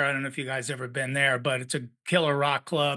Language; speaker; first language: English; native; English